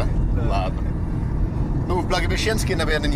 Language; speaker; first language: Russian; non-native, learner; English